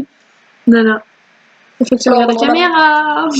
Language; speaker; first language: French; native; French